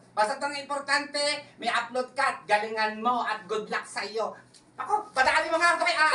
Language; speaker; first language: Filipino; native; Filipino